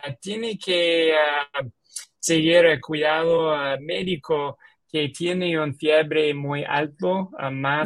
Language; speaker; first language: Spanish; non-native, learner; English